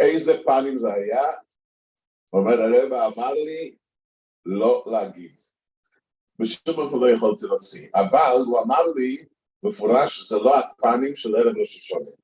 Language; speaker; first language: Hebrew; non-native, fluent; English